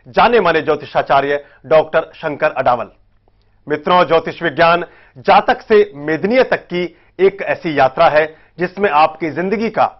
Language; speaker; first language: Hindi; native; Hindi